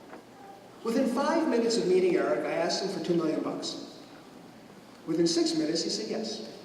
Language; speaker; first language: English; native; English